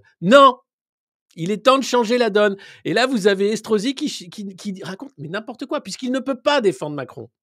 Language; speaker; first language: French; native; French